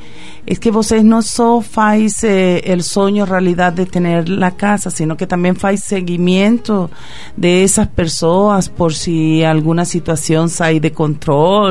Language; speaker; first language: Portuguese; non-native, fluent; Spanish